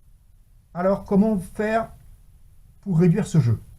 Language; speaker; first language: French; native; French